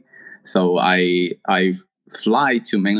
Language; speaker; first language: English; non-native, local second language; Cantonese